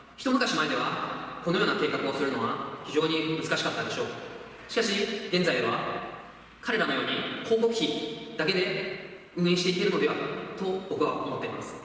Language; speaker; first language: Japanese; native; Japanese